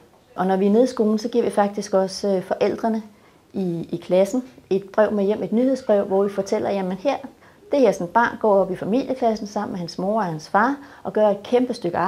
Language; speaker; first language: Danish; native; Danish